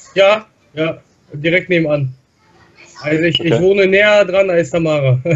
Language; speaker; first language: German; non-native, fluent; Russian